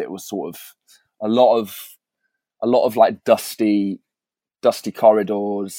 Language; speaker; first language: English; native; English